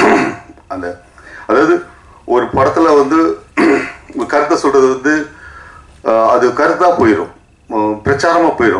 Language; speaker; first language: Tamil; native; Tamil